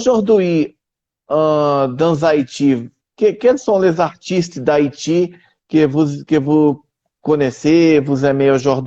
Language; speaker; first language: French; non-native, learner; Portuguese